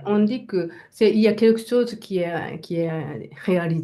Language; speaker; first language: French; non-native, learner; Japanese